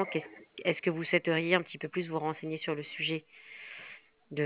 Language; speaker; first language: French; native; French